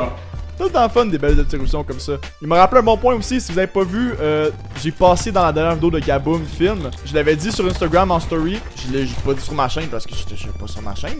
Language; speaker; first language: French; native; French